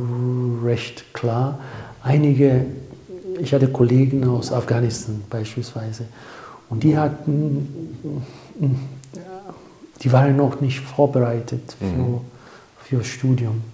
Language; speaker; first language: German; non-native, fluent; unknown